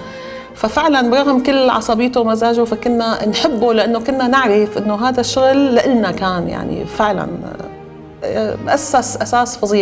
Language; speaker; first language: Arabic; native; Arabic